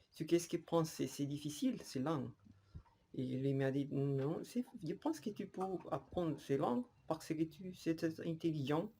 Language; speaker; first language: French; non-native, learner; Spanish